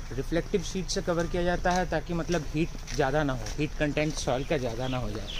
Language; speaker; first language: Hindi; non-native, local second language; Bangla